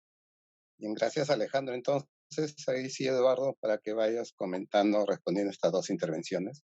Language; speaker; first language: Spanish; native; Spanish